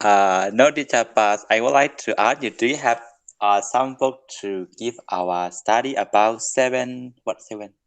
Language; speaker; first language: English; non-native, learner; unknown